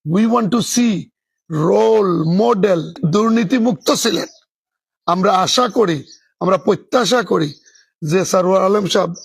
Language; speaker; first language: Bangla; native; Bangla